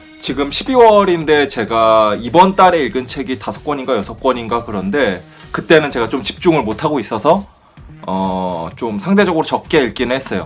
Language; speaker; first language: Korean; native; Korean